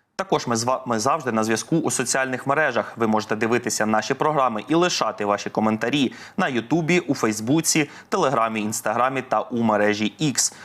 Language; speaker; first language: Ukrainian; native; Ukrainian